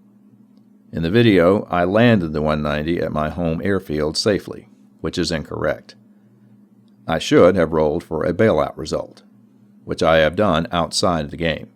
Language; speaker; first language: English; native; English